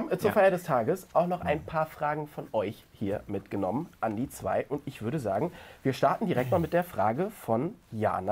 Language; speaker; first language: German; native; German